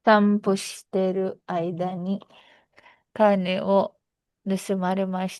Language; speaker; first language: Japanese; non-native, learner; Filipino